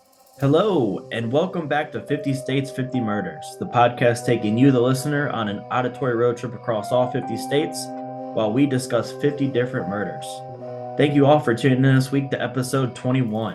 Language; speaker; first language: English; native; English